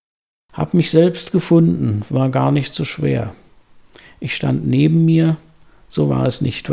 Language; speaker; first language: German; native; German